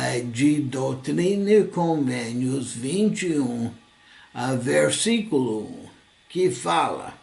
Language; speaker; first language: Portuguese; non-native, fluent; English